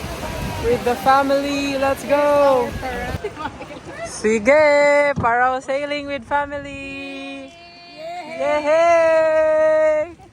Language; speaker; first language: English; non-native, local second language; Cebuano